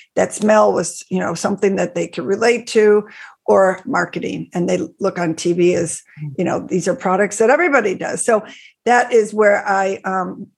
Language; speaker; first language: English; native; English